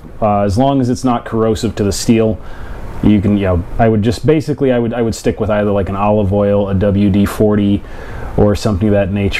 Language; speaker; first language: English; native; English